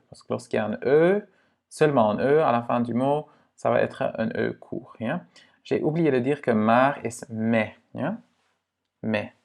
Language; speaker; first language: French; non-native, fluent; Dutch